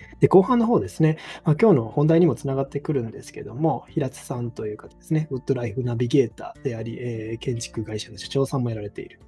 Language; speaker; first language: Japanese; native; Japanese